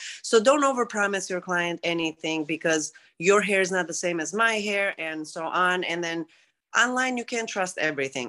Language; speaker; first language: English; non-native, fluent; Greek